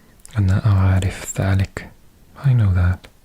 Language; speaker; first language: Arabic; non-native, learner; English